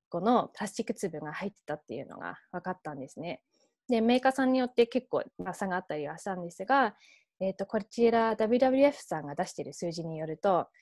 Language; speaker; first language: Japanese; early bilingual, heritage; Japanese